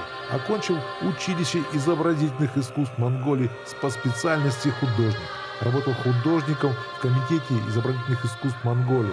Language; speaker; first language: Russian; native; Russian